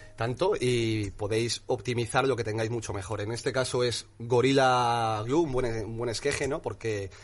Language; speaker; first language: Spanish; early bilingual, other home language; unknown